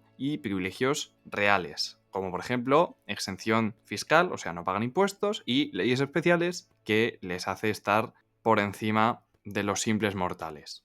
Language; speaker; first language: Spanish; native; Spanish